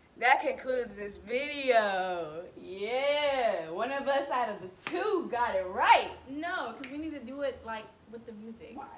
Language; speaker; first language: English; native; English